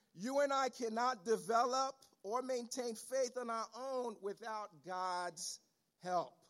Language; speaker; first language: English; early bilingual, other home language; Haitian Creole